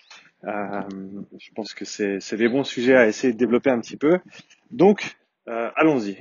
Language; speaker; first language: French; native; French